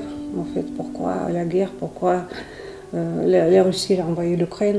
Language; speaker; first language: French; non-native, fluent; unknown